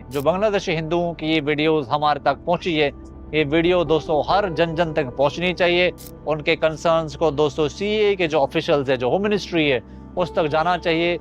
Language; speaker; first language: Hindi; native; Hindi